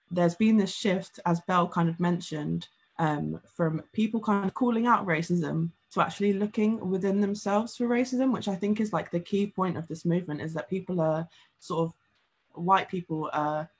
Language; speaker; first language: English; native; English